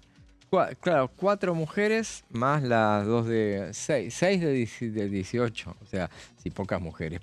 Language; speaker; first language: Spanish; native; Spanish